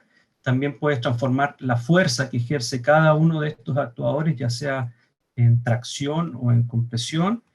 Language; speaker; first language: Spanish; native; Spanish